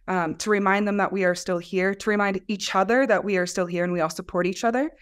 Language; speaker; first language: English; native; English